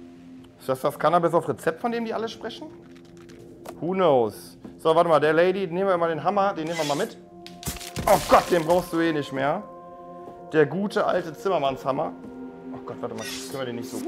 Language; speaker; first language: German; native; German